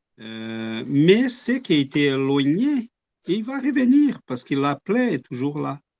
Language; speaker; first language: French; non-native, fluent; Portuguese